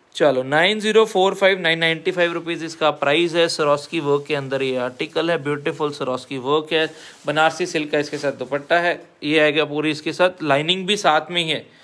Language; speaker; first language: Hindi; non-native, local second language; Punjabi